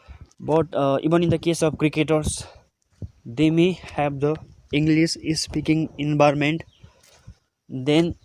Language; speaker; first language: English; non-native, local second language; Nepali